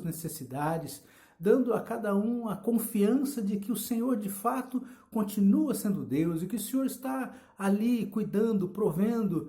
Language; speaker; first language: Portuguese; native; Portuguese